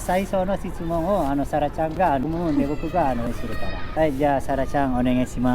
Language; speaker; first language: Japanese; non-native, fluent; Indonesian